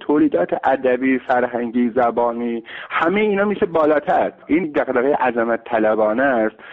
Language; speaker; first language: Persian; non-native, local second language; Kurdish